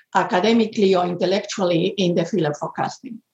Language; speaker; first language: English; non-native, fluent; Spanish